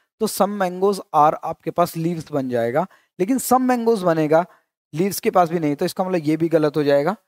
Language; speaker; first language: Hindi; native; Hindi